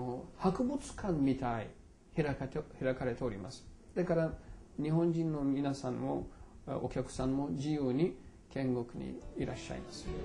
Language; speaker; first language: Japanese; non-native, fluent; Turkish